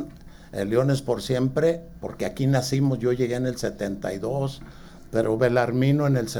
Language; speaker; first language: Spanish; native; Spanish